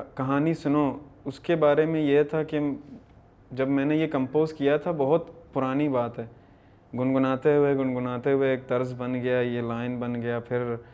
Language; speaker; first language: Urdu; non-native, local second language; Baluchi